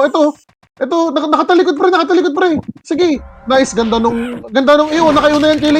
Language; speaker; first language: Filipino; native; Filipino